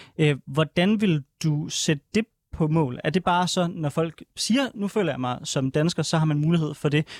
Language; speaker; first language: Danish; native; Danish